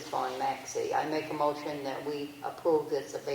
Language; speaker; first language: English; native; English